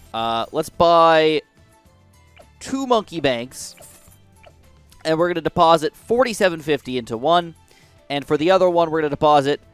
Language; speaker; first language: English; native; English